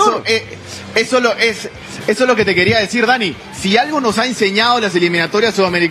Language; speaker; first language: Spanish; native; Spanish